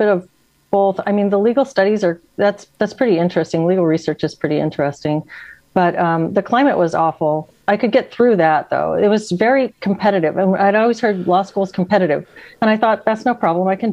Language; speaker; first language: English; native; English